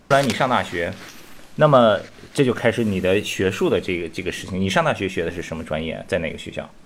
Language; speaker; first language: Chinese; native; Chinese